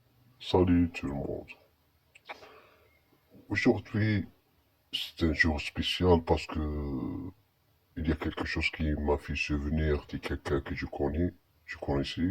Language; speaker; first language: French; non-native, learner; Arabic